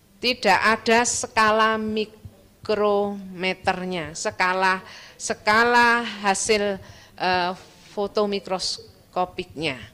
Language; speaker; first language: Indonesian; non-native, local second language; Javanese